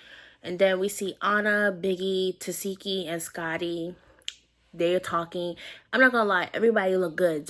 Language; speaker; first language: English; native; English